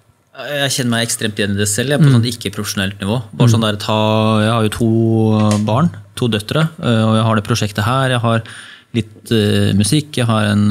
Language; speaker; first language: Norwegian; native; Norwegian